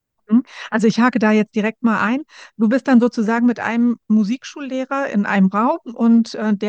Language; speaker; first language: German; native; German